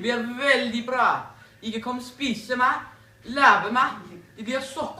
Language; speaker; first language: Norwegian; non-native, learner; Danish